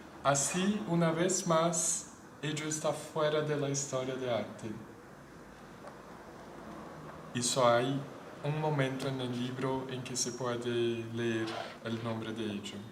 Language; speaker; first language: Spanish; non-native, fluent; Portuguese